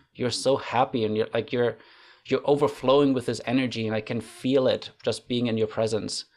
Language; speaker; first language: English; non-native, fluent; German